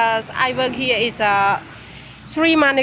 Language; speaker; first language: English; non-native, learner; Khmer